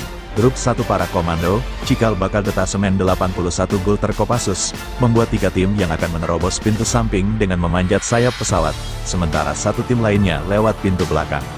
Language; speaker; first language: Indonesian; native; Indonesian